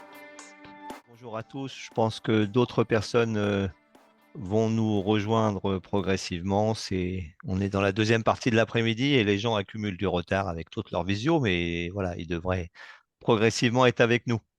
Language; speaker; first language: French; native; French